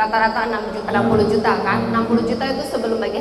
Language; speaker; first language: Indonesian; native; Indonesian